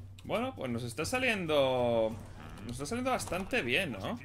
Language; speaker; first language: Spanish; native; Spanish